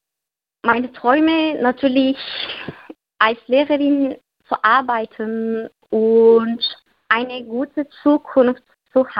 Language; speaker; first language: German; non-native, learner; Turkish